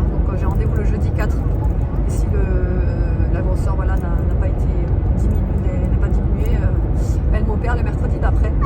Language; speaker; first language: French; native; French